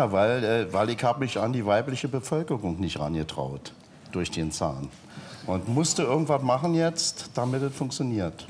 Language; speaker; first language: German; native; German